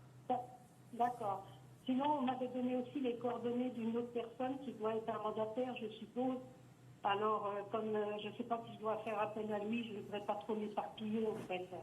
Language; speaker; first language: French; native; French